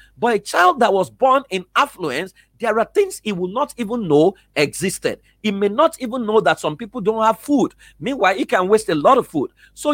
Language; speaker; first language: English; non-native, local second language; Yoruba